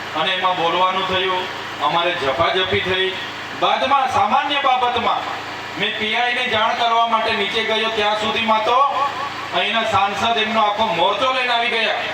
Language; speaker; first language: Gujarati; non-native, local second language; Vasavi